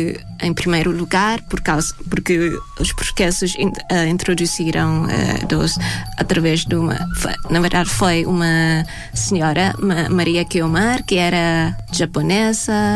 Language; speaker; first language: Portuguese; non-native, fluent; Thai